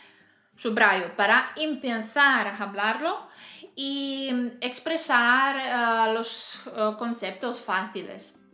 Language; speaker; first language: Spanish; non-native, fluent; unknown